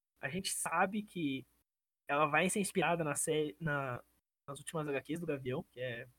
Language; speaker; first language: Portuguese; native; Portuguese